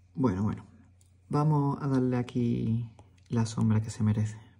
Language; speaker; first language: Spanish; native; Spanish